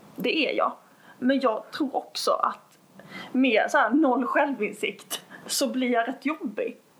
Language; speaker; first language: Swedish; native; Swedish